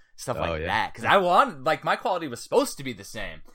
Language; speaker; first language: English; native; English